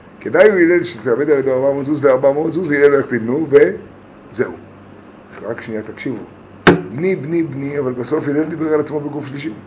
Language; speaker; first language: Hebrew; native; Hebrew